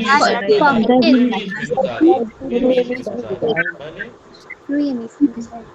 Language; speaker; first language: Persian; non-native, learner; Urdu